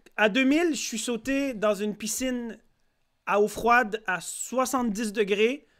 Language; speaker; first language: French; native; French